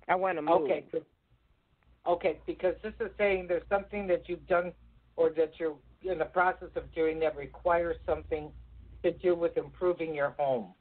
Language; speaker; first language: English; native; English